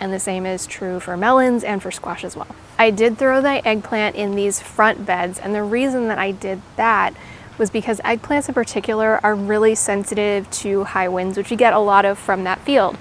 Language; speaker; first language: English; native; English